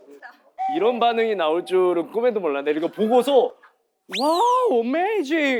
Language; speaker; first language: Korean; native; Korean